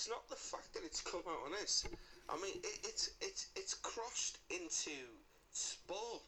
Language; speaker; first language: English; native; English